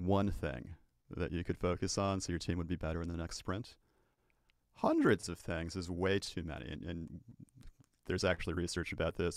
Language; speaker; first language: English; native; English